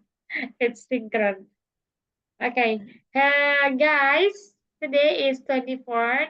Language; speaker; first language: English; non-native, learner; Indonesian